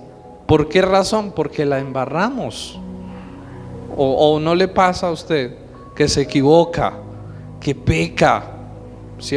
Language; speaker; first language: Spanish; native; Spanish